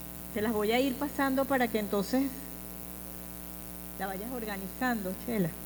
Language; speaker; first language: Spanish; native; Spanish